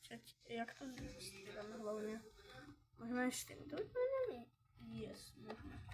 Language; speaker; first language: Czech; non-native, learner; Slovak